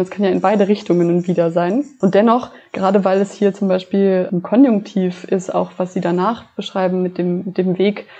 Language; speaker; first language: German; native; German